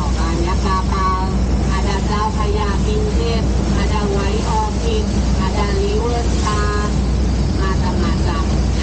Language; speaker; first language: Indonesian; non-native, fluent; Thai